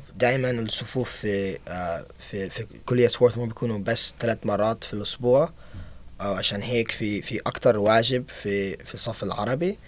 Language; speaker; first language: Arabic; non-native, learner; English